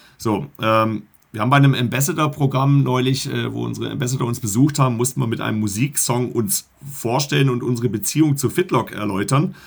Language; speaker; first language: German; native; German